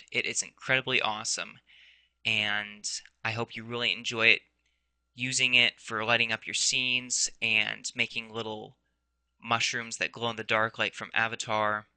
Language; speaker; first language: English; native; English